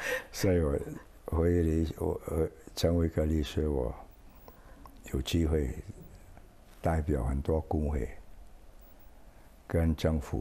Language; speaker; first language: Chinese; non-native, fluent; English